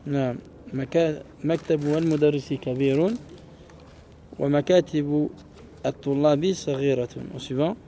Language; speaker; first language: Arabic; non-native, fluent; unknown